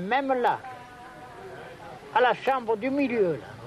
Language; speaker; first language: French; native; French